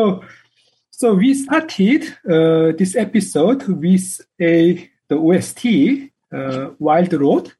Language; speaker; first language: English; non-native, fluent; Korean